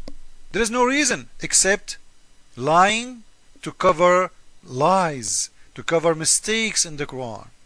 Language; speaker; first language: English; non-native, fluent; Arabic